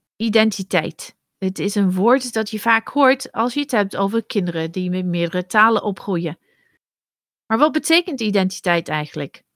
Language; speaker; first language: Dutch; non-native, fluent; English